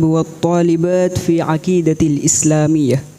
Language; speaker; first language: Arabic; non-native, fluent; Indonesian